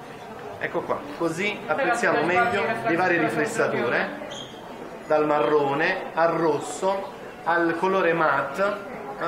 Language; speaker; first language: Italian; native; Italian